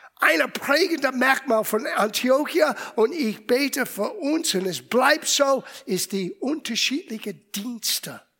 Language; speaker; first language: German; non-native, fluent; English